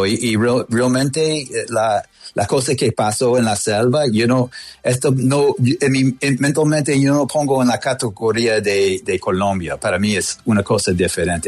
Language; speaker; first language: Spanish; non-native, fluent; English